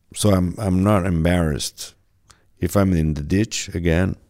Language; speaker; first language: English; non-native, fluent; French